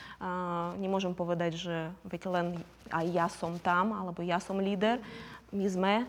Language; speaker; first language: Slovak; non-native, fluent; Ukrainian